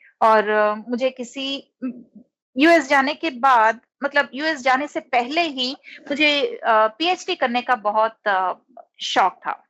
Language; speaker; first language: Hindi; non-native, local second language; Telugu